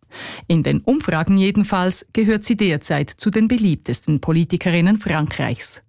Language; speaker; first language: German; native; German